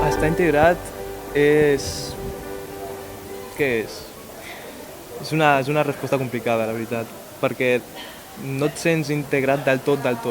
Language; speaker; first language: Catalan; early bilingual, other home language; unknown